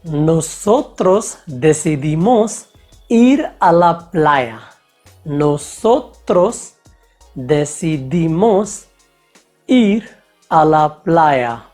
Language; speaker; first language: Spanish; non-native, fluent; Hindi